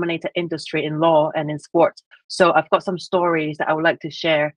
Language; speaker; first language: English; native; English